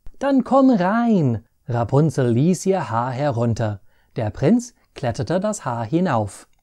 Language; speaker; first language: German; non-native, fluent; English